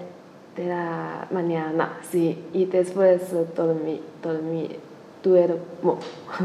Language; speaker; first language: Spanish; non-native, learner; Chinese